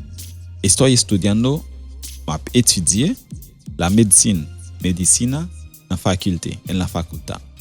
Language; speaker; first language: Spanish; non-native, fluent; Haitian Creole